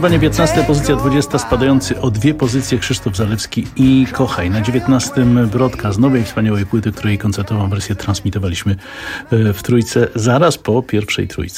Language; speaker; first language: Polish; native; Polish